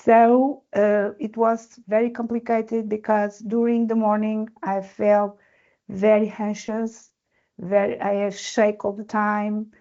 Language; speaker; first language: English; non-native, learner; Portuguese